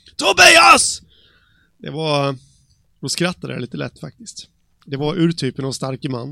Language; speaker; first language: Swedish; native; Swedish